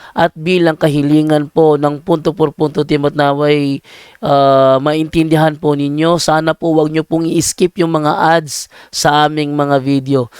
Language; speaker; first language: Filipino; non-native, local second language; Cebuano